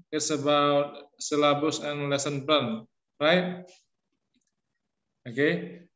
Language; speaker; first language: English; non-native, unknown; Indonesian